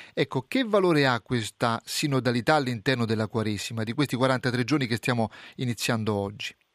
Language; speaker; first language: Italian; native; Italian